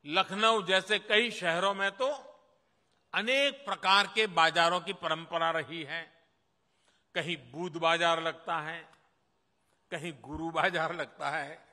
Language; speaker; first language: Hindi; non-native, local second language; Gujarati